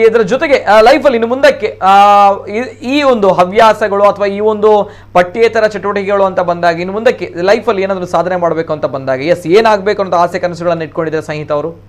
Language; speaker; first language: Kannada; native; Kannada